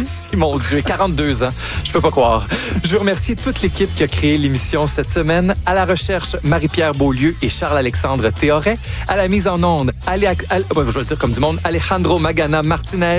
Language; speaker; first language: French; native; French